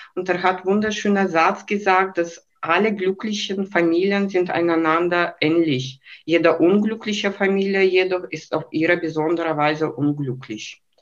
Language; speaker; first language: German; non-native, fluent; Lithuanian